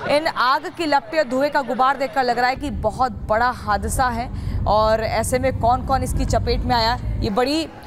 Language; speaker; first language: Hindi; native; Hindi